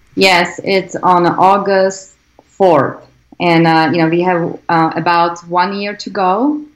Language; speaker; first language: English; non-native, fluent; Slovak